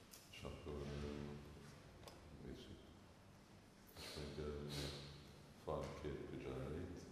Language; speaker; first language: Hungarian; non-native, fluent; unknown